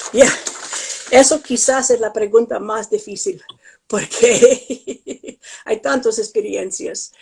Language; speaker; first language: Spanish; non-native, fluent; English